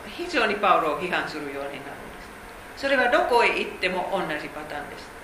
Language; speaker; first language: Japanese; non-native, fluent; Finnish